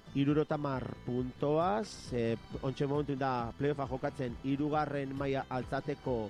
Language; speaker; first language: Basque; native; Basque